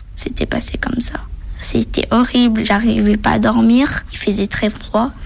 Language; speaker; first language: French; early bilingual, other home language; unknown